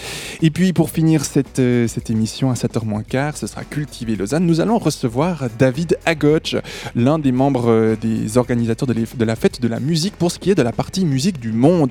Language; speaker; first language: French; native; French